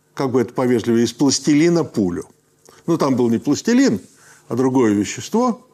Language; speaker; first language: Russian; native; Russian